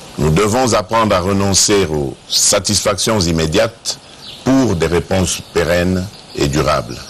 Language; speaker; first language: French; non-native, local second language; Luba-Lulua